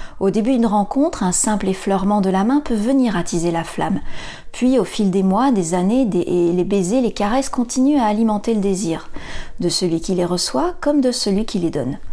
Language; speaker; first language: French; native; French